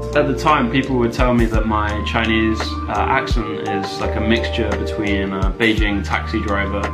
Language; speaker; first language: English; native; English